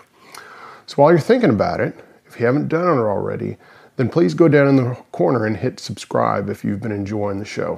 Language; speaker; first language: English; native; English